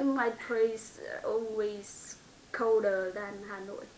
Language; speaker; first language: English; non-native, learner; Vietnamese